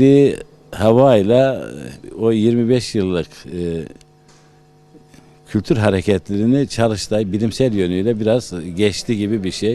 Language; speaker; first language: Turkish; native; Turkish